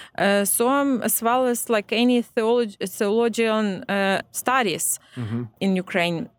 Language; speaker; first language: English; non-native, fluent; Ukrainian